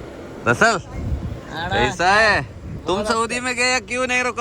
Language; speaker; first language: Hindi; non-native, local second language; Malayalam